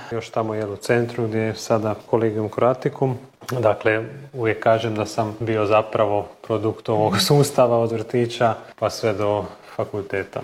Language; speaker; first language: Serbian; early bilingual, heritage; Croatian